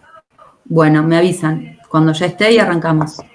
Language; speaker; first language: Spanish; native; Spanish